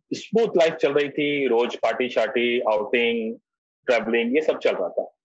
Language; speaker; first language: Hindi; native; Hindi